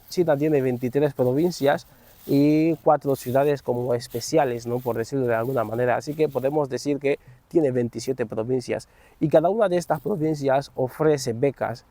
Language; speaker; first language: Spanish; native; Spanish